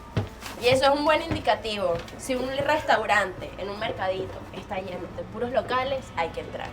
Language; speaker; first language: Spanish; native; Spanish